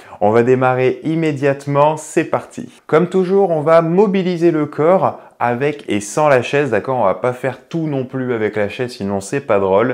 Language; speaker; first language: French; native; French